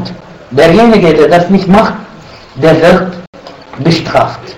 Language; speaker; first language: German; non-native, fluent; Arabic